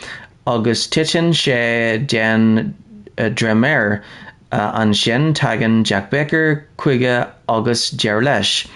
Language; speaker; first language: Irish; non-native, learner; English